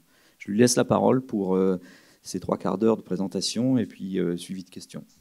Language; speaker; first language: French; native; French